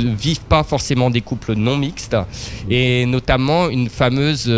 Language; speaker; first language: French; native; French